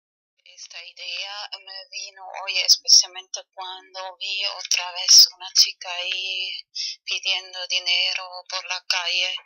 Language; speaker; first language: Spanish; non-native, fluent; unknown